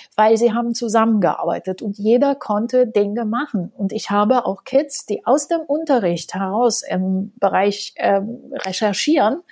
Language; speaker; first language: German; non-native, fluent; Romanian